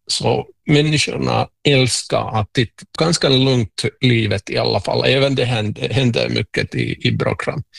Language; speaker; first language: Swedish; non-native, local second language; Finnish